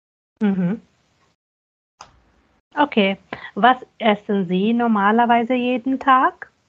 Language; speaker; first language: German; non-native, fluent; Hindi